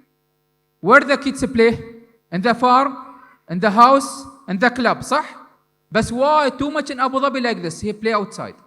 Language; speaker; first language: English; non-native, learner; Arabic